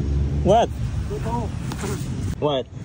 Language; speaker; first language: English; non-native, local second language; Filipino